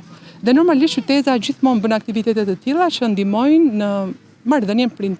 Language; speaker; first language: Albanian; native; Albanian